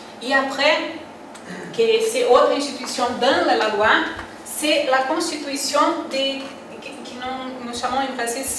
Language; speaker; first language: French; non-native, learner; Portuguese